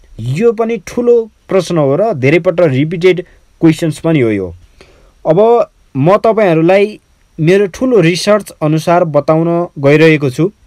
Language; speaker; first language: Nepali; native; Nepali